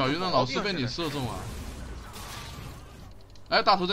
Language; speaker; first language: Chinese; native; Chinese